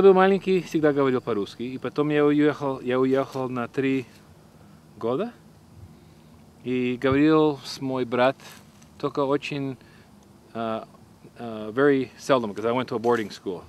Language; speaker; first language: Russian; early bilingual, heritage; Russian